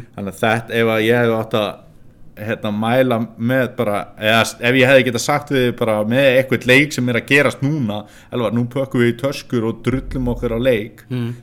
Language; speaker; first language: Icelandic; native; Icelandic